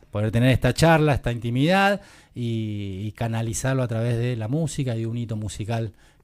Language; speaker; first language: Spanish; native; Spanish